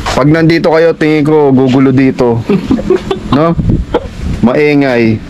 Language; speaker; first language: Filipino; native; Filipino